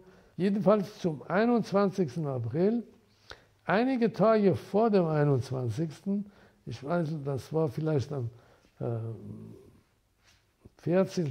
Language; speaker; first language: German; non-native, fluent; Persian